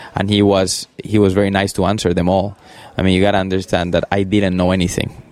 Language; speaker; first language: English; early bilingual, other home language; Spanish